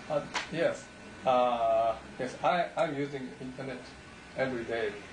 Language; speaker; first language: English; non-native, learner; Japanese